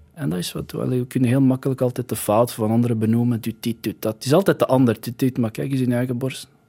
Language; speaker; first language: Dutch; early bilingual, other home language; Arabic